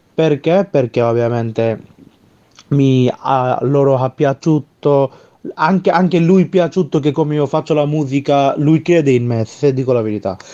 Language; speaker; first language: Italian; non-native, learner; Bangla